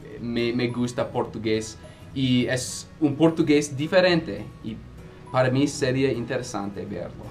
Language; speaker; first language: Portuguese; non-native, fluent; English